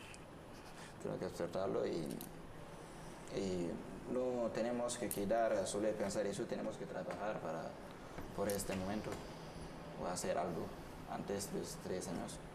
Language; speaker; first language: Spanish; non-native, learner; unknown